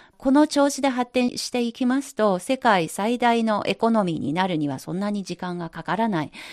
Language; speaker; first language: Japanese; non-native, fluent; Chinese